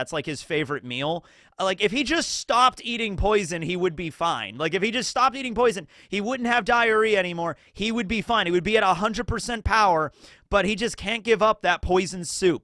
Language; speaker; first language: English; native; English